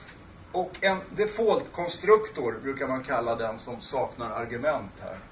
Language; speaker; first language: Swedish; native; Swedish